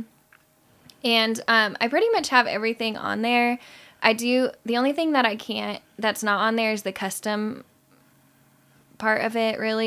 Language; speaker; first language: English; native; English